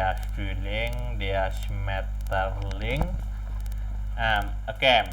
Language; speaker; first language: German; non-native, fluent; Indonesian